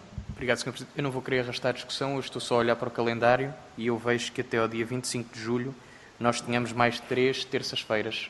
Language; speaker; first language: Portuguese; native; Portuguese